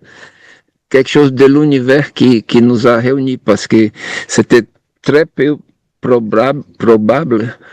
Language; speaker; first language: French; non-native, fluent; Portuguese